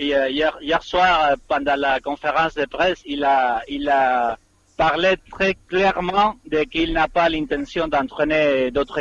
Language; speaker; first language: French; non-native, fluent; Spanish